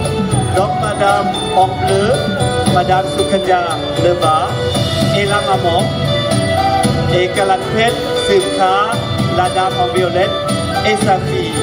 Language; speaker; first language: French; non-native, fluent; Thai